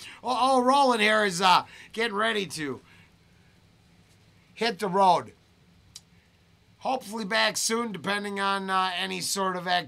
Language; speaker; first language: English; native; English